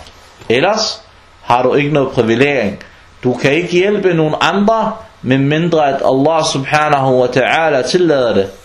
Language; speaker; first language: Danish; early bilingual, other home language; Arabic